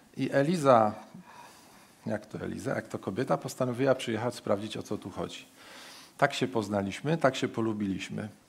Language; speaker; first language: Polish; native; Polish